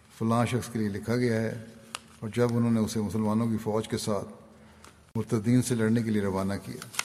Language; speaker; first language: Urdu; native; Urdu